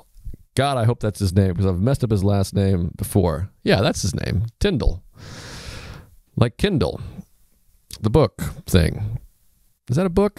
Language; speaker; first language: English; native; English